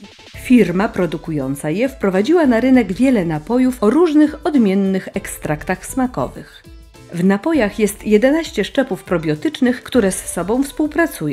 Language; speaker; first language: Polish; native; Polish